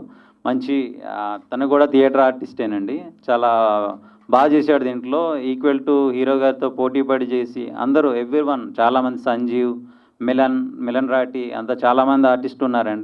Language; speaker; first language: Telugu; native; Telugu